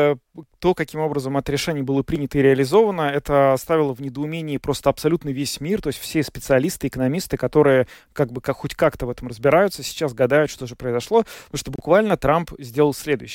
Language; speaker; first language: Russian; native; Russian